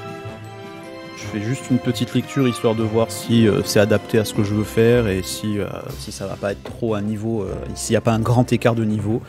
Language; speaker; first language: French; native; French